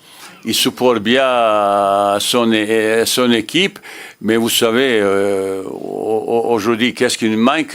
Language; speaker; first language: French; non-native, learner; Bosnian